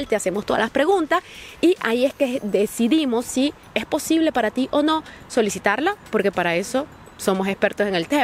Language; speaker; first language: Spanish; native; Spanish